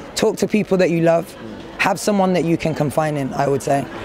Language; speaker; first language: English; native; English